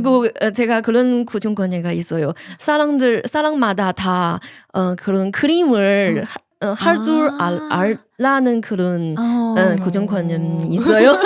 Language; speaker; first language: Korean; non-native, learner; Chinese